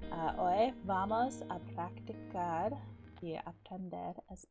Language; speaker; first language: Spanish; non-native, learner; English